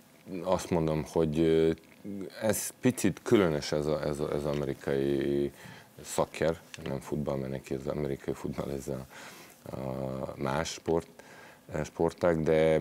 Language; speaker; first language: Hungarian; non-native, fluent; Serbian